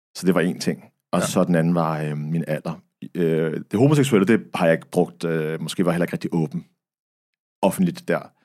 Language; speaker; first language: Danish; early bilingual, other home language; Arabic